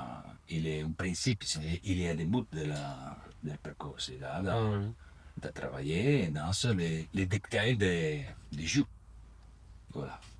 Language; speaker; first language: French; non-native, learner; Italian